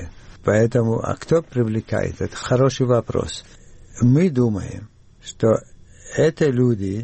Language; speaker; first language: Russian; non-native, learner; Arabic